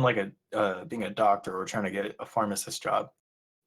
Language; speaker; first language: English; native; English